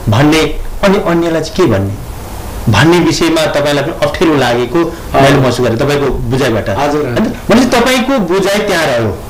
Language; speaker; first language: Nepali; native; Nepali